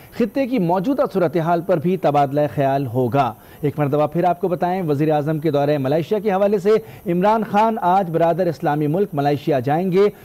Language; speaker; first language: Urdu; native; Urdu